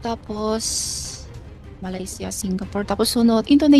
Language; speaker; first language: Filipino; non-native, learner; Chinese